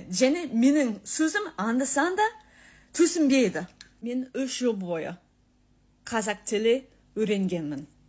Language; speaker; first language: Kazakh; non-native, learner; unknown